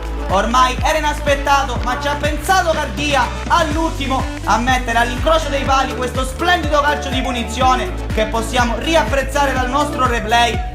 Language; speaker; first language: Italian; native; Italian